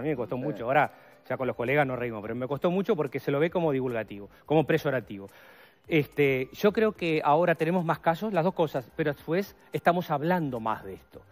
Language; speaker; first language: Spanish; native; Spanish